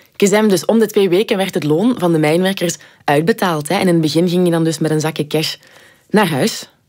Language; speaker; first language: Dutch; native; Dutch